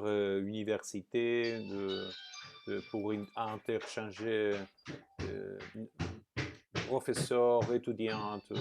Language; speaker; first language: French; non-native, fluent; Spanish